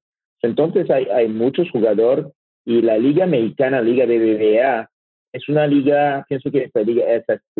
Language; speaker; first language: Spanish; non-native, learner; French